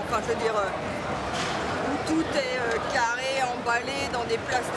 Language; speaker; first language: French; native; French